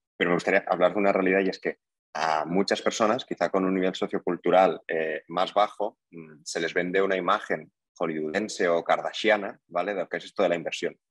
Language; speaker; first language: Spanish; native; Spanish